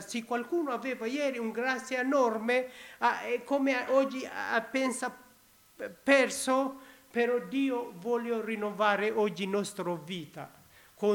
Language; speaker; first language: Italian; non-native, learner; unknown